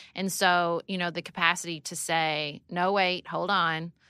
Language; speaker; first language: English; native; English